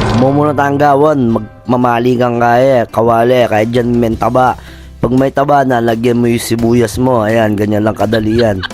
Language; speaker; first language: Filipino; non-native, local second language; Pampanga